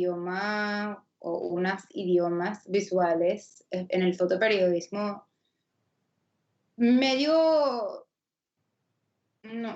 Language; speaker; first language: Spanish; non-native, fluent; English